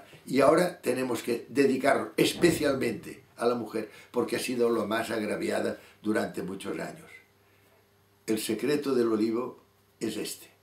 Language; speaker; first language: Spanish; native; Spanish